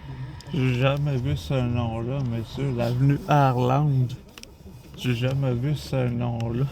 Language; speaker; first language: French; native; French